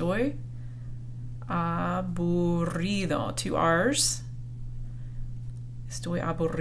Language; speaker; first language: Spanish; non-native, fluent; English